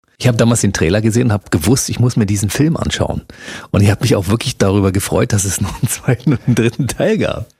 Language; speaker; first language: German; native; German